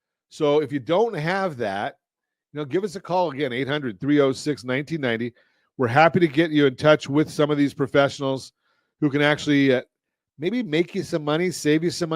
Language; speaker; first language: English; native; English